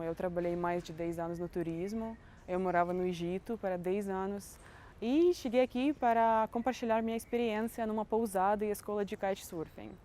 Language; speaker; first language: Portuguese; non-native, fluent; Russian